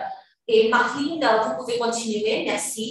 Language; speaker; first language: French; non-native, fluent; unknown